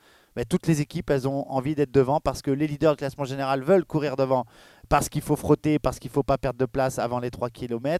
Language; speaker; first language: French; native; French